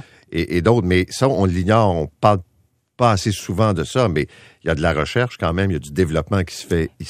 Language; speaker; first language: French; native; French